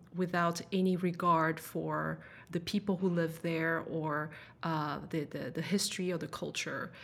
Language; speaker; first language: English; non-native, fluent; French